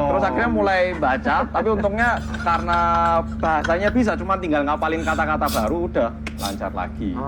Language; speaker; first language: Indonesian; early bilingual, other home language; Korean